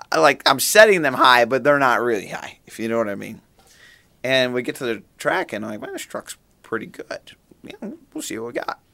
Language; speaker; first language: English; native; English